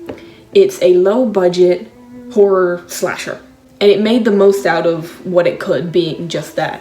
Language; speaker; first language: English; native; English